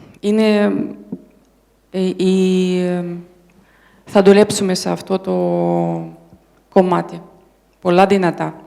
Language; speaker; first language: Greek; non-native, learner; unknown